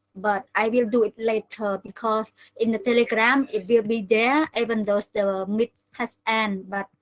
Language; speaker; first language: English; non-native, learner; Khmer